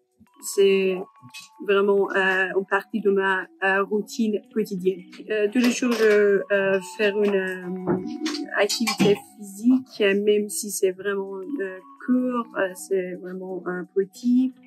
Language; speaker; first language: French; non-native, learner; Persian